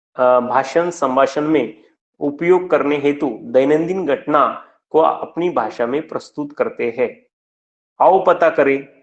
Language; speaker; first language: Hindi; non-native, local second language; Marathi